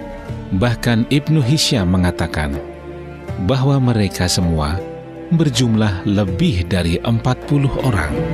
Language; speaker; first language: Indonesian; native; Indonesian